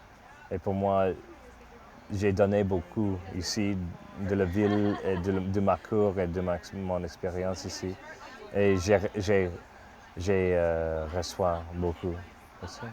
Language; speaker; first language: French; non-native, learner; English